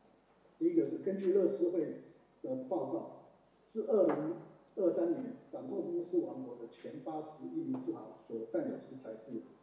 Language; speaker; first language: Chinese; native; Chinese